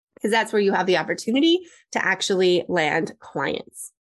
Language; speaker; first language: English; native; English